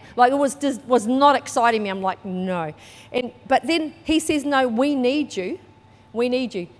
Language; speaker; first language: English; native; English